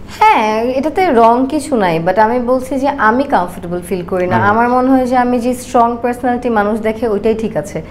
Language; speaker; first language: Bangla; native; Bangla